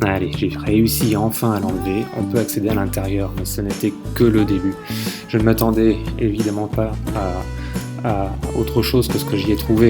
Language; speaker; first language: French; native; French